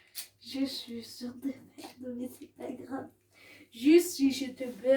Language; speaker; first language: French; native; French